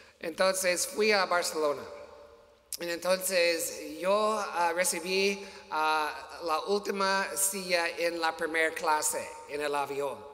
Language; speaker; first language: Spanish; non-native, learner; English